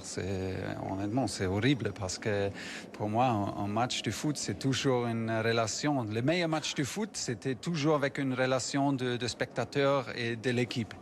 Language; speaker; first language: French; non-native, fluent; German